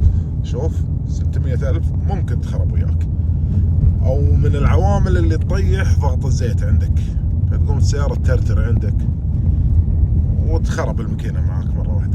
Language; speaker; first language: Arabic; native; Arabic